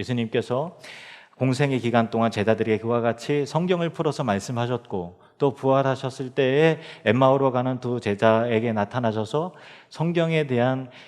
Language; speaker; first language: Korean; native; Korean